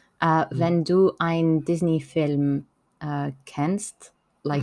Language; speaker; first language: German; non-native, learner; French